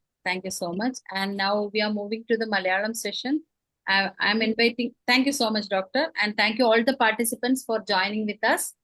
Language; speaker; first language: English; non-native, local second language; Malayalam